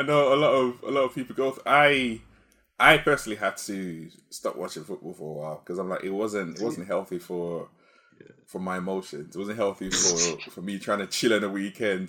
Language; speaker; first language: English; non-native, local second language; Yoruba